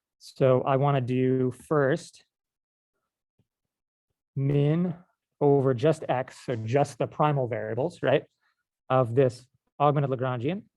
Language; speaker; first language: English; native; English